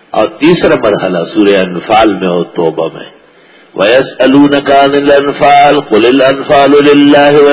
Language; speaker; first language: Urdu; non-native, local second language; Pashto